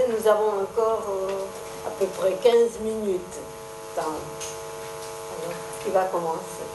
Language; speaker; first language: French; non-native, fluent; Georgian